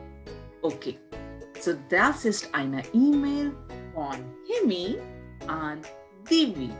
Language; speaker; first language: German; non-native, fluent; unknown